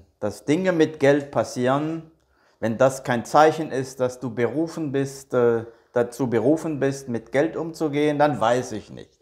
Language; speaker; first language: German; native; German